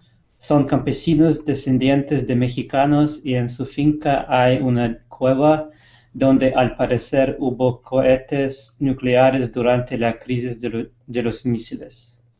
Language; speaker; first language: Spanish; non-native, learner; English